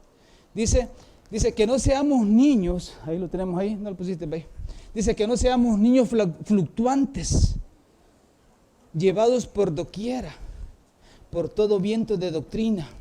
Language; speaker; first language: Spanish; native; Spanish